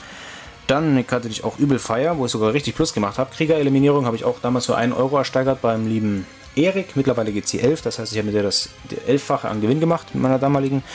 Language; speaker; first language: German; native; German